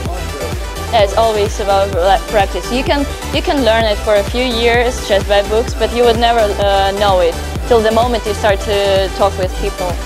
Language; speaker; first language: English; non-native, fluent; Russian